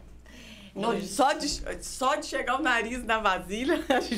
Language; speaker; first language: Portuguese; native; Portuguese